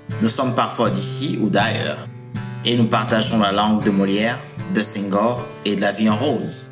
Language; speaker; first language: French; non-native, fluent; English